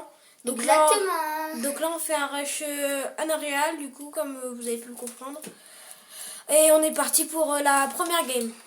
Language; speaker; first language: French; native; French